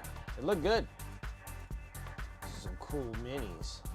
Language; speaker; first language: English; native; English